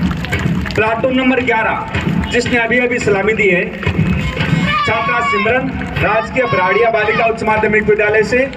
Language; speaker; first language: Hindi; native; Hindi